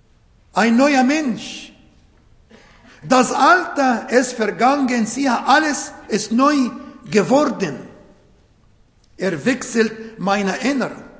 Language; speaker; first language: German; non-native, learner; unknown